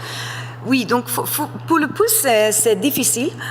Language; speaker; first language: French; non-native, fluent; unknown